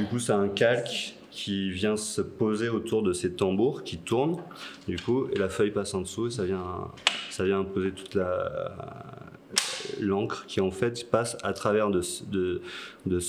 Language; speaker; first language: French; native; French